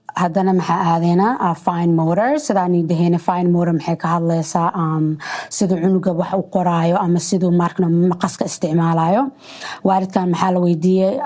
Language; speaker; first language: Somali; early bilingual, heritage; Somali